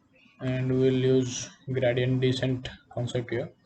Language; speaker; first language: English; non-native, local second language; Odia